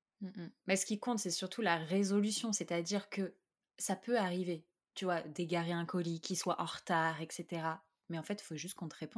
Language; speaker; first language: French; native; French